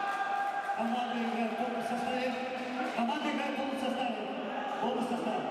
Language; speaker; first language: Russian; native; Russian